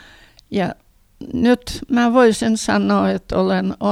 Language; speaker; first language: Finnish; early bilingual, heritage; Finnish